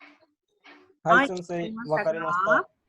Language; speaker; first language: Japanese; non-native, learner; Hindi